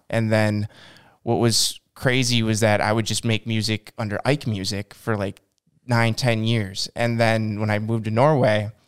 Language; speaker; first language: Norwegian; non-native, learner; English